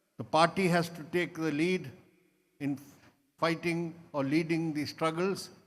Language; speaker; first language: English; non-native, local second language; Malayalam